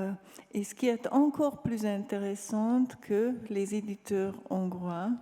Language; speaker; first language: French; non-native, fluent; Hungarian